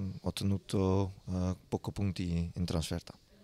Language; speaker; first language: Italian; non-native, learner; Dutch